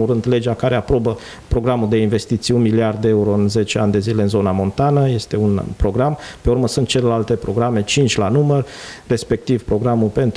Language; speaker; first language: Romanian; native; Romanian